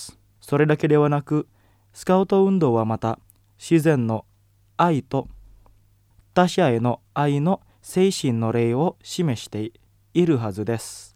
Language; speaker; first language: Japanese; non-native, fluent; Indonesian